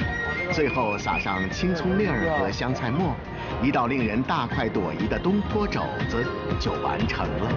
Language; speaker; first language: Chinese; native; Chinese